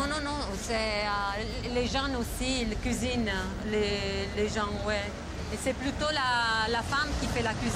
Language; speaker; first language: French; non-native, fluent; Italian